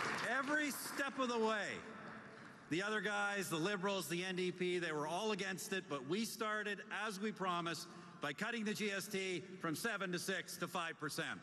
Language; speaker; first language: English; native; English